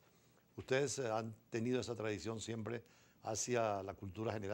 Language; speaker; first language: Spanish; native; Spanish